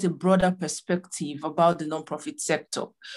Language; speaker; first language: English; non-native, local second language; Igbo